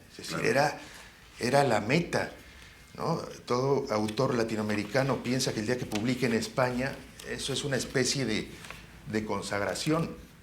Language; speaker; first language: Spanish; native; Spanish